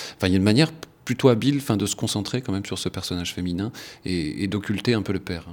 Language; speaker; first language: French; native; French